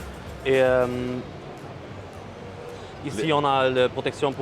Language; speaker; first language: French; non-native, learner; German